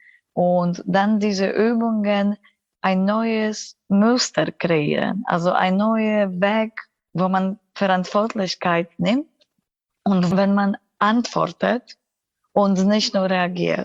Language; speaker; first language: German; non-native, fluent; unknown